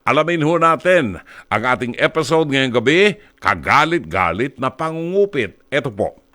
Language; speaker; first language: Filipino; native; Filipino